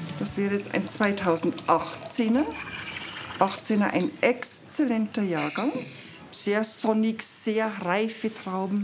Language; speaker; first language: German; native; German